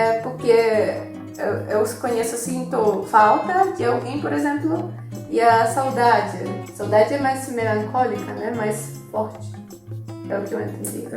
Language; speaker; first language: Portuguese; non-native, fluent; Polish